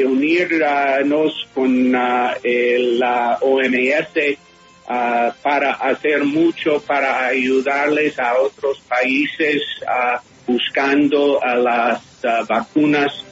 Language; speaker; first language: Spanish; non-native, fluent; English